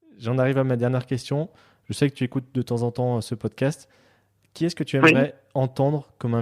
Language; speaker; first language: French; native; French